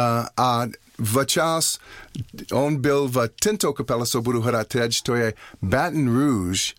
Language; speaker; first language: Czech; non-native, learner; English